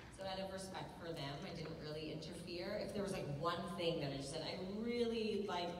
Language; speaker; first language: English; native; English